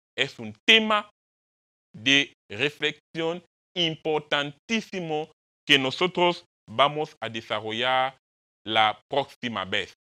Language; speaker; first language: Spanish; non-native, fluent; French